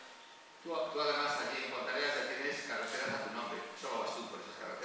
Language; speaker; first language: Spanish; native; Spanish